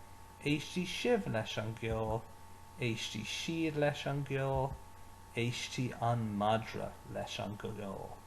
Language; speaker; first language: Irish; non-native, local second language; English